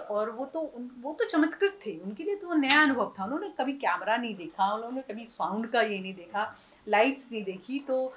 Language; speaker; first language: Hindi; native; Hindi